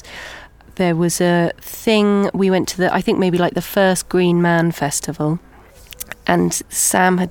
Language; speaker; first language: English; native; English